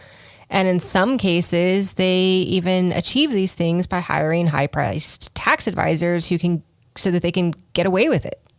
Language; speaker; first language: English; native; English